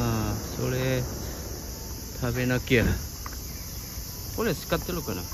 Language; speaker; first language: Japanese; non-native, learner; Lao